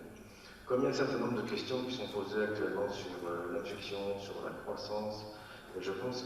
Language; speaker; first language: French; native; French